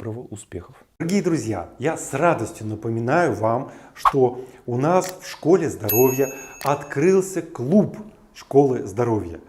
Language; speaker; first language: Russian; native; Russian